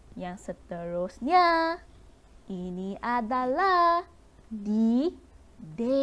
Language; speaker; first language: Malay; non-native, local second language; Chinese